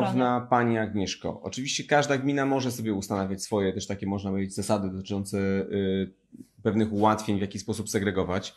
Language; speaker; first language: Polish; native; Polish